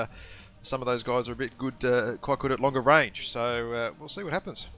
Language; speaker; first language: English; native; English